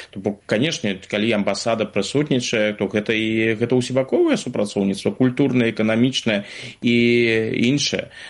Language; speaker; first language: Belarusian; non-native, local second language; Russian